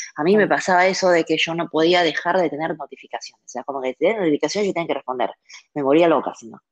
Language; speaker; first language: Spanish; early bilingual, other home language; Chinese